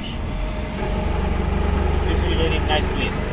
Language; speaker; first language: English; non-native, learner; Hindi